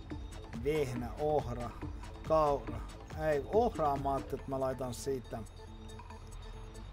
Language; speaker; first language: Finnish; native; Finnish